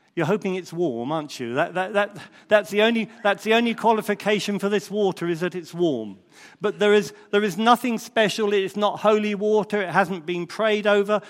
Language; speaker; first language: English; native; English